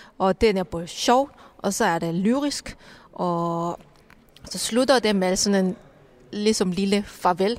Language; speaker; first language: Danish; non-native, fluent; Korean